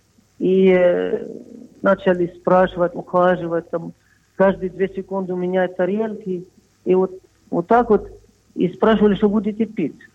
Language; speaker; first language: Russian; non-native, fluent; Arabic